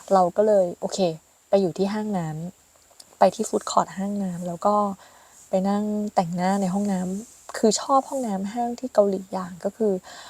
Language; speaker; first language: Thai; native; Thai